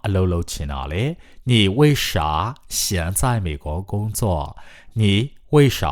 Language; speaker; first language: Chinese; non-native, fluent; Burmese